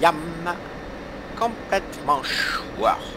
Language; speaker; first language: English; non-native, learner; French